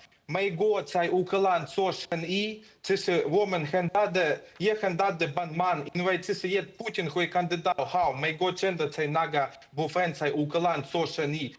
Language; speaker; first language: Chinese; non-native, fluent; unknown